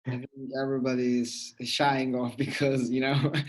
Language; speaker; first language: English; non-native, fluent; Turkish